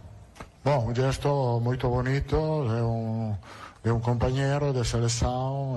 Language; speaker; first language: Portuguese; non-native, learner; Italian